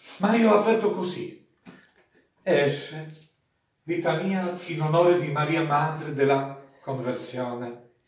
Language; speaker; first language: Italian; non-native, fluent; Polish